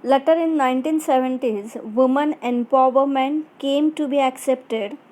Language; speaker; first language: English; non-native, local second language; Marathi